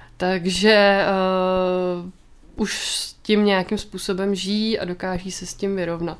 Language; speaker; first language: Czech; native; Czech